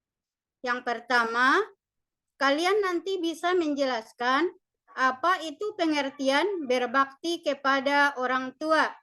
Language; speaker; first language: Indonesian; native; Indonesian